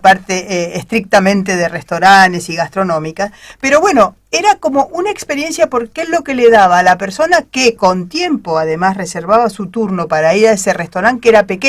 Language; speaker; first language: Spanish; native; Spanish